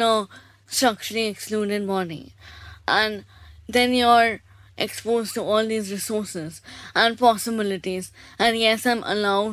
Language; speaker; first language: English; non-native, local second language; Bangla